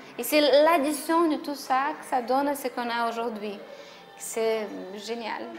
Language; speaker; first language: French; non-native, fluent; Portuguese